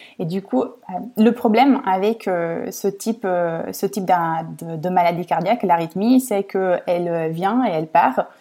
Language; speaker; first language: French; non-native, fluent; Italian